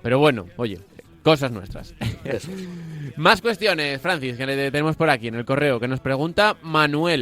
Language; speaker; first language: Spanish; native; Spanish